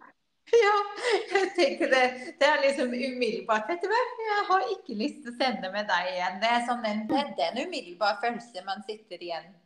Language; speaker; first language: Norwegian; non-native, fluent; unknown